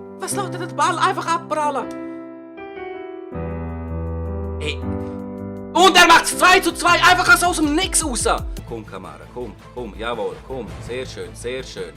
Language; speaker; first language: German; native; German